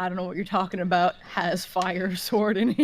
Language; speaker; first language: English; native; English